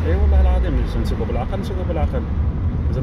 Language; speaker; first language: Arabic; native; Arabic